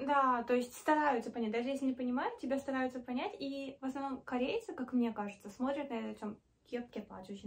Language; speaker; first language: Russian; native; Russian